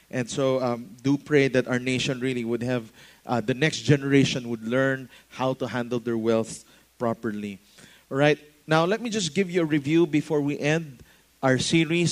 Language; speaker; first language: English; non-native, local second language; Filipino